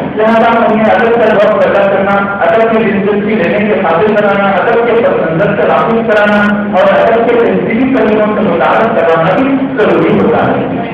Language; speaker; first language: Urdu; native; Urdu